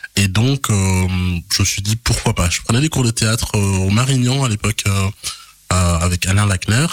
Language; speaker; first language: French; early bilingual, other home language; Lingala